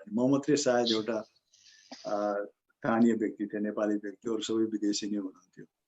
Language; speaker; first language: Nepali; native; Nepali